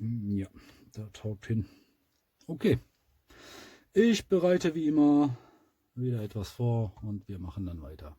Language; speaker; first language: German; native; German